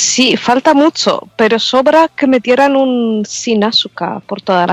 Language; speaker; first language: Spanish; native; Spanish